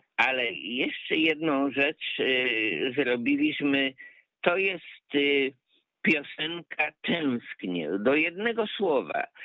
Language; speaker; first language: Polish; native; Polish